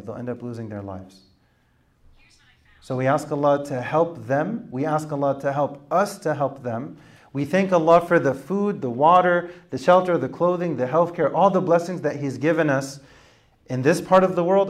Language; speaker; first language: English; native; English